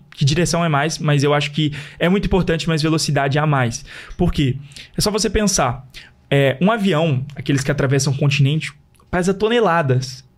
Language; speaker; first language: Portuguese; native; Portuguese